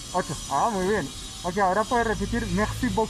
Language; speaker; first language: Spanish; non-native, fluent; French